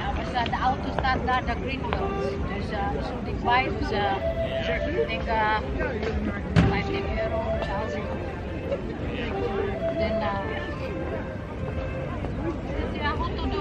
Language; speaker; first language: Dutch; non-native, learner; Filipino